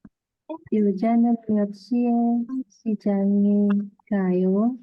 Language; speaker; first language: Korean; non-native, learner; Indonesian